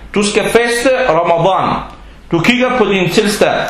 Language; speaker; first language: Danish; non-native, fluent; Arabic